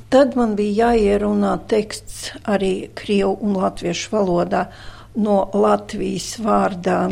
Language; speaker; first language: Latvian; non-native, local second language; Russian